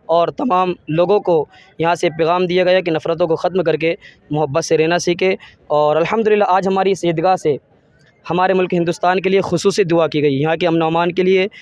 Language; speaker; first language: Urdu; native; Urdu